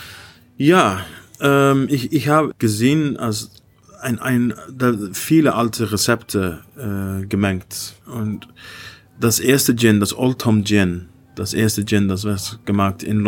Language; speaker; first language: German; non-native, learner; Dutch